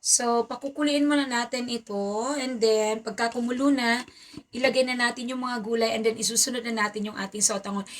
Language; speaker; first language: Filipino; native; Filipino